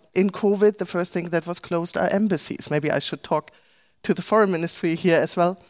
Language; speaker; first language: English; non-native, fluent; German